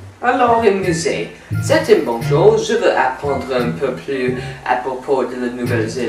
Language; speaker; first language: French; non-native, learner; English